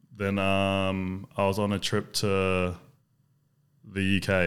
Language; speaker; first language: English; native; English